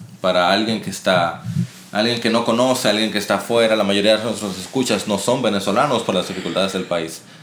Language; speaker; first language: Spanish; native; Spanish